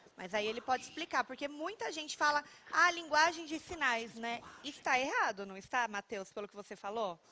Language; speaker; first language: Portuguese; native; Portuguese